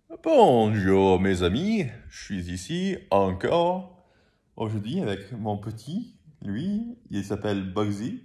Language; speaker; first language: French; non-native, learner; English